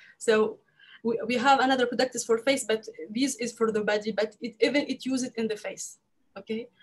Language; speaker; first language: English; non-native, learner; French